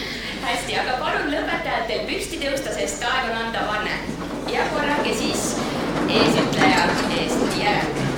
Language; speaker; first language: Estonian; native; Estonian